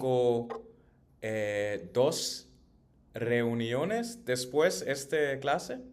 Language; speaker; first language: Spanish; non-native, learner; English